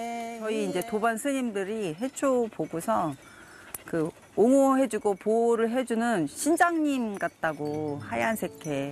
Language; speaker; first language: Korean; native; Korean